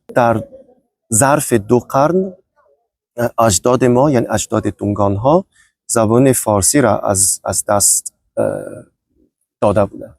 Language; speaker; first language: Persian; non-native, fluent; Chinese